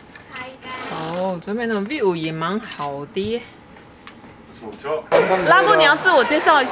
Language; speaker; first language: Chinese; native; Chinese